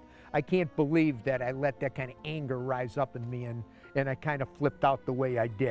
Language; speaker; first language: English; native; English